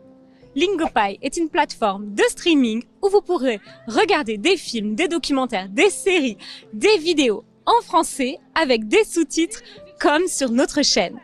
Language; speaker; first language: French; native; French